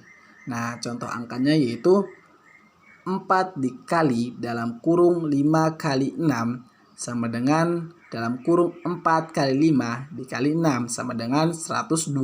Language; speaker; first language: Indonesian; native; Indonesian